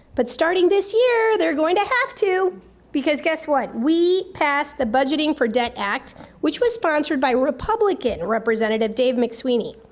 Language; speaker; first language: English; native; English